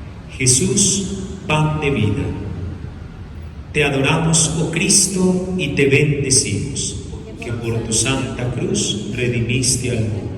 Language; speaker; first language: Spanish; native; Spanish